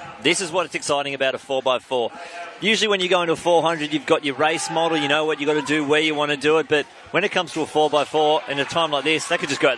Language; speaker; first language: English; native; English